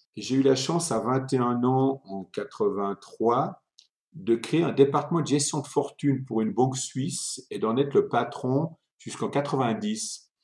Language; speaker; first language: French; early bilingual, other home language; Italian